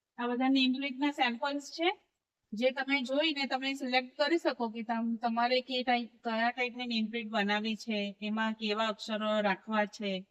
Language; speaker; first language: Gujarati; native; Gujarati